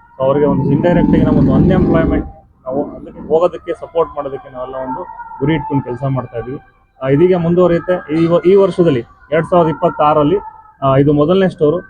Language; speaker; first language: Kannada; native; Kannada